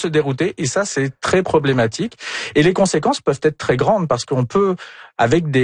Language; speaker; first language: French; native; French